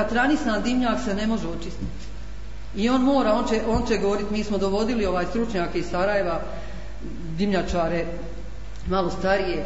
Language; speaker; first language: Croatian; native; Croatian